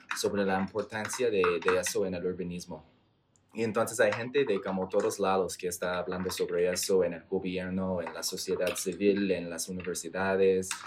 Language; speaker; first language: Spanish; non-native, fluent; English